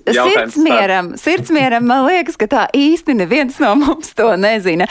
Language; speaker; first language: Latvian; native; Latvian